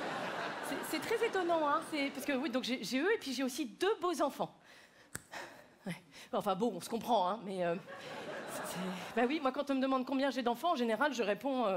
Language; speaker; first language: French; native; French